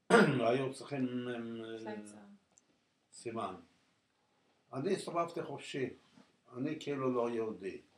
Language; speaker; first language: Hebrew; non-native, fluent; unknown